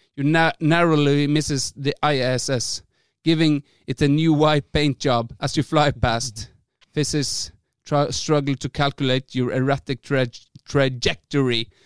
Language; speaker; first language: English; non-native, fluent; Norwegian